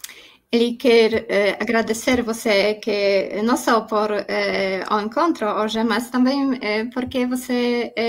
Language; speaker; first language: Portuguese; non-native, learner; Polish